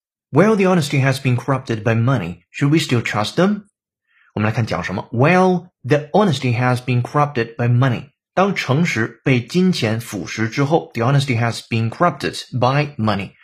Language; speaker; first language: English; non-native, fluent; Chinese